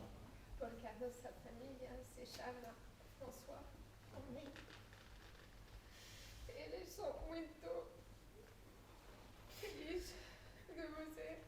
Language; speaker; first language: Portuguese; non-native, learner; French